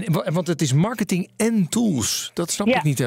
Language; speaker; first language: Dutch; native; Dutch